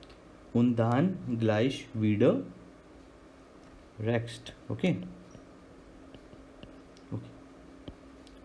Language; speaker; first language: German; non-native, learner; Hindi